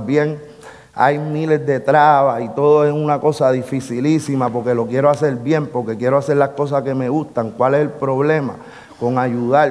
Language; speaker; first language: Spanish; native; Spanish